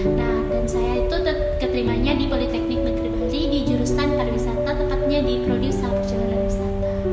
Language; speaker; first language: Indonesian; early bilingual, heritage; Indonesian